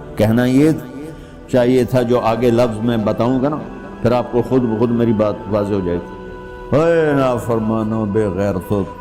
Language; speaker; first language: Urdu; non-native, local second language; Punjabi